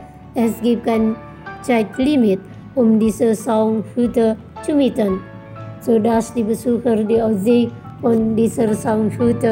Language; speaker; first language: German; non-native, fluent; Indonesian